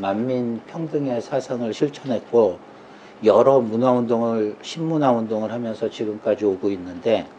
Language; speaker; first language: Korean; native; Korean